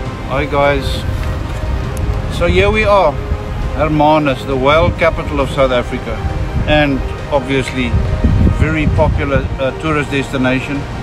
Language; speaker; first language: English; non-native, local second language; Afrikaans